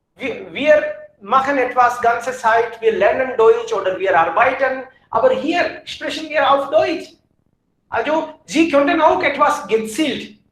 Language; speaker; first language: German; non-native, fluent; Hindi